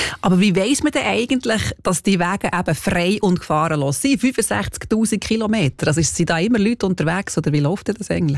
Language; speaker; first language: German; native; German